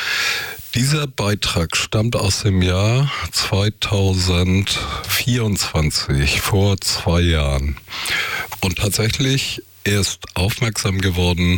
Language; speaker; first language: German; native; German